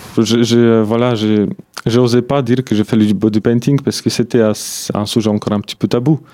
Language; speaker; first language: French; non-native, fluent; Polish